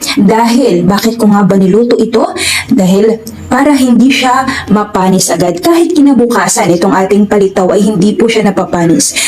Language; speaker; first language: Filipino; non-native, local second language; Waray